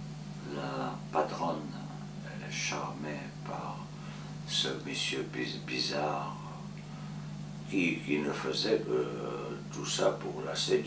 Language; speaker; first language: French; non-native, fluent; Georgian